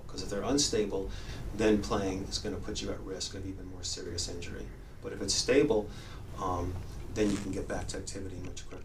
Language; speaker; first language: English; native; English